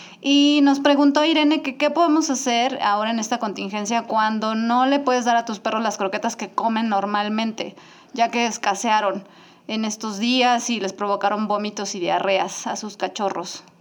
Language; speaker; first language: Spanish; native; Spanish